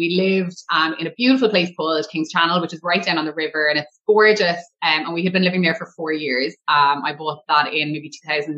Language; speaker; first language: English; native; English